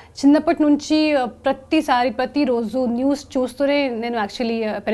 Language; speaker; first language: Telugu; non-native, local second language; Hindi